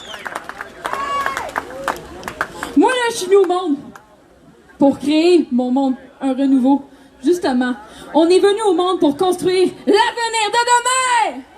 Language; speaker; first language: French; native; French